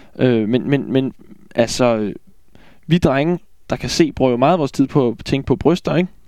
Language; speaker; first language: Danish; native; Danish